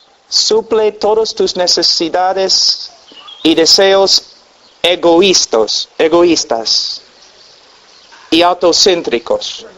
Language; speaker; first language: Spanish; non-native, fluent; English